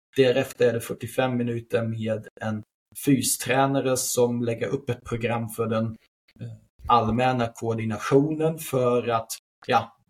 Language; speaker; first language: Swedish; non-native, fluent; German